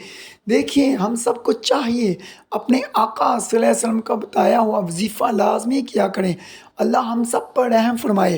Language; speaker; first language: Urdu; native; Urdu